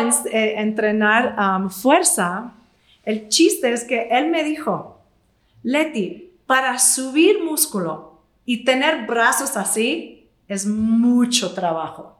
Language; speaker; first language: Spanish; non-native, fluent; English